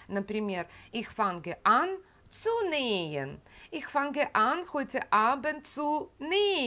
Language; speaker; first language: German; non-native, fluent; Russian